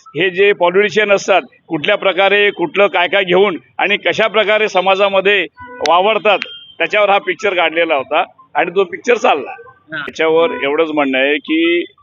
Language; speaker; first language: Marathi; non-native, local second language; Hindi